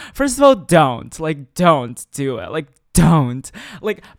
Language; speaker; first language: English; non-native, fluent; Chinese